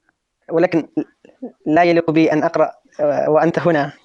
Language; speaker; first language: Arabic; non-native, fluent; Turkish